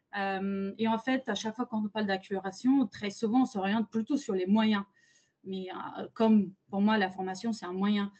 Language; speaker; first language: French; native; French